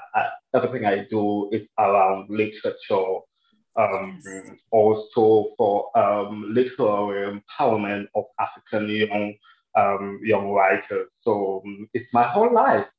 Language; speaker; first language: English; non-native, local second language; French